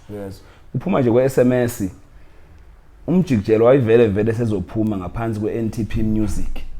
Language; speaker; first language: Zulu; native; Zulu